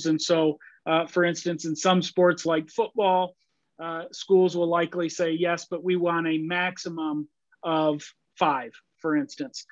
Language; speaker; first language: English; native; English